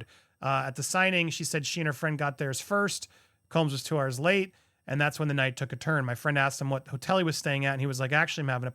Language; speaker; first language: English; native; English